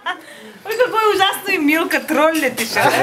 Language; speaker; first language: Russian; non-native, local second language; Yakut